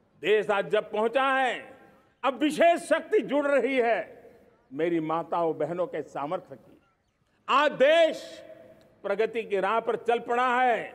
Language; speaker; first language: Hindi; non-native, local second language; Gujarati